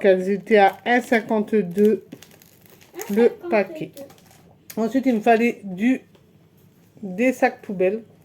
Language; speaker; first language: French; native; French